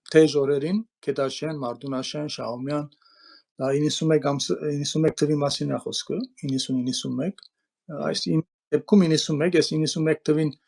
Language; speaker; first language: Armenian; early bilingual, heritage; Armenian